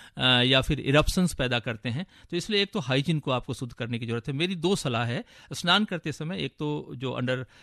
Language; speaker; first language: Hindi; native; Hindi